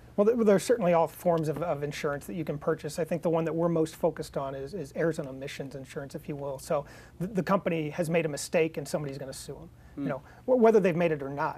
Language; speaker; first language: English; native; English